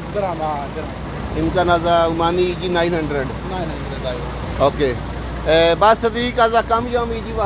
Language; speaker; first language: Arabic; non-native, learner; Urdu